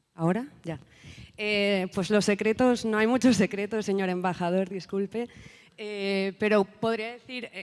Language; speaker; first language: Spanish; native; Spanish